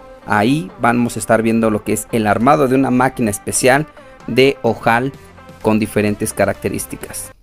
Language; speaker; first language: Spanish; native; Spanish